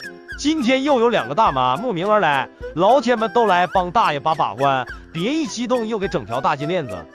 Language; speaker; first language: Chinese; native; Chinese